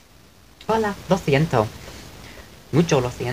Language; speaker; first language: Spanish; non-native, learner; English